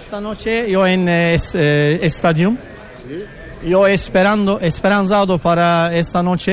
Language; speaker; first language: Spanish; non-native, learner; Turkish